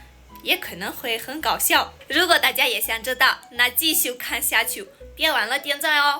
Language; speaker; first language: Chinese; non-native, fluent; Armenian